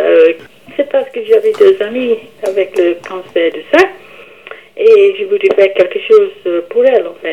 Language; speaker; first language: French; non-native, fluent; English